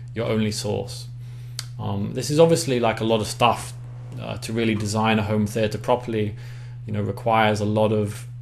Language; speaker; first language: English; native; English